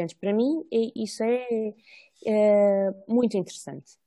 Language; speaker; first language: Portuguese; non-native, fluent; Russian